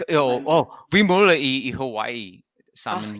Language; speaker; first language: Danish; non-native, learner; English